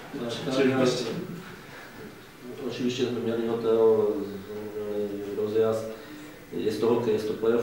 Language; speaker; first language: Polish; non-native, learner; Czech